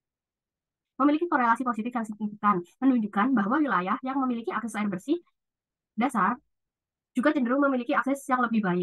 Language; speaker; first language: Indonesian; native; Indonesian